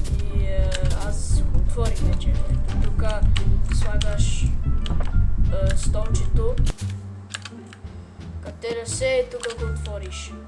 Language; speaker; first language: Bulgarian; early bilingual, heritage; Bulgarian